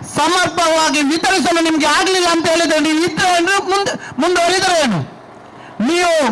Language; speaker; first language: Kannada; non-native, local second language; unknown